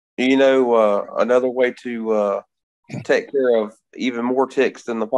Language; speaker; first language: English; native; English